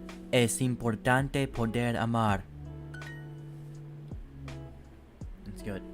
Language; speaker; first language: Spanish; non-native, learner; English